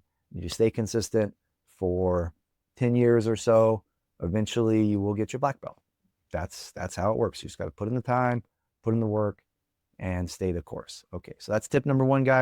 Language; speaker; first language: English; native; English